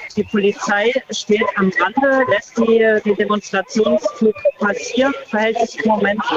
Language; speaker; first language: German; native; German